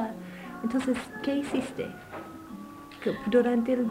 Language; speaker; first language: Spanish; non-native, fluent; English